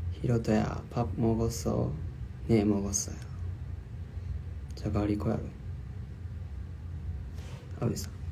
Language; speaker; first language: Korean; non-native, learner; Japanese